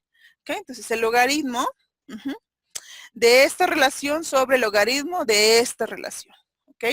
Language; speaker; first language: Spanish; native; Spanish